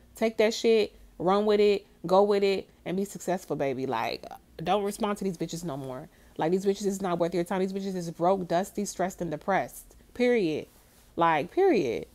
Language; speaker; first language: English; native; English